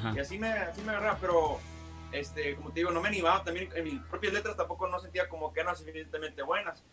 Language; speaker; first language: Spanish; early bilingual, heritage; Spanish